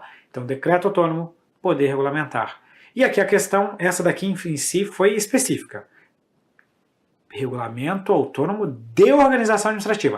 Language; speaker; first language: Portuguese; native; Portuguese